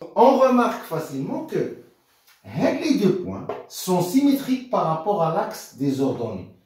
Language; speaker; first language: French; non-native, local second language; Arabic